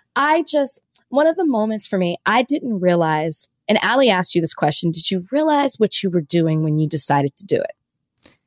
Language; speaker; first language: English; native; English